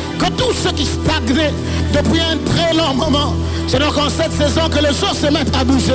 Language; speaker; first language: French; non-native, local second language; Lingala